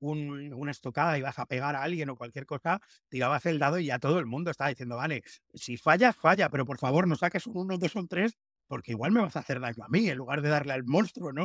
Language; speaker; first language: Spanish; native; Spanish